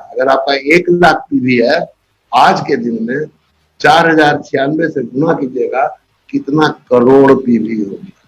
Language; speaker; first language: Hindi; native; Hindi